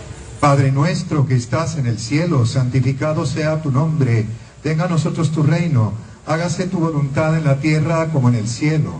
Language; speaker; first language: Spanish; native; Spanish